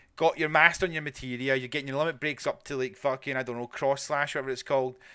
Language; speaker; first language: English; native; English